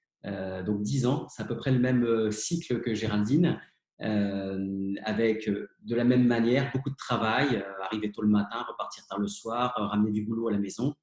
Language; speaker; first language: French; native; French